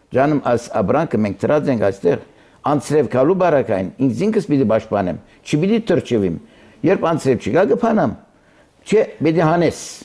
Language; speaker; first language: Armenian; early bilingual, heritage; Armenian